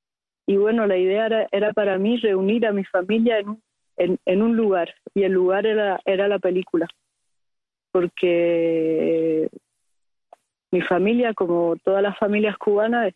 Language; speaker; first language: Spanish; early bilingual, heritage; Spanish